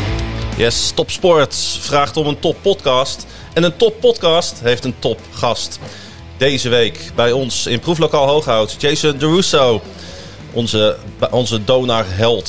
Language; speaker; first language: Dutch; native; Dutch